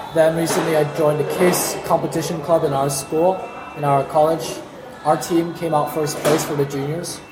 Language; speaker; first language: English; native; English